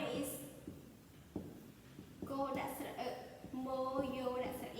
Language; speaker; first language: English; non-native, fluent; Khmer